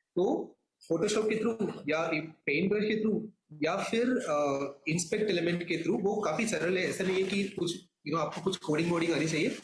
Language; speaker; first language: Hindi; non-native, local second language; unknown